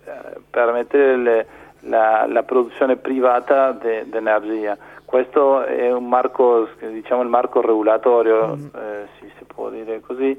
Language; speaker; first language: Italian; non-native, fluent; Spanish